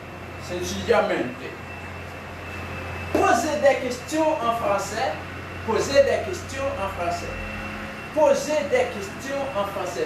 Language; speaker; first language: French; non-native, local second language; Haitian Creole